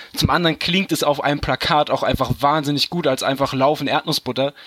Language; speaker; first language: German; native; German